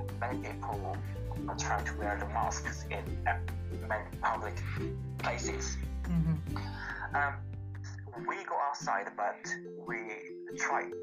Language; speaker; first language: English; non-native, learner; Korean